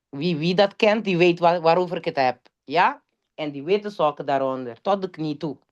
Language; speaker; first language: Dutch; non-native, local second language; Papiamento